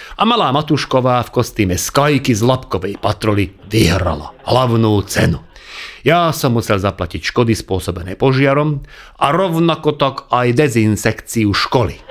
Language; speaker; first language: Slovak; non-native, local second language; Hungarian